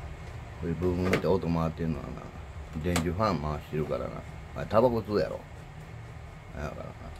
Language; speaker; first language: Japanese; native; Japanese